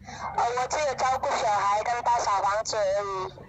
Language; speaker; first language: Chinese; non-native, fluent; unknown